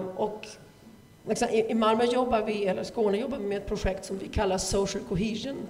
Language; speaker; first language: Swedish; non-native, fluent; German